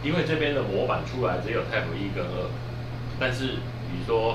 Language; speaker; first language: Chinese; native; Chinese